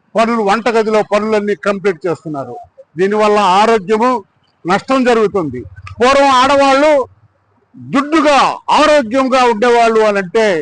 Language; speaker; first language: Telugu; native; Telugu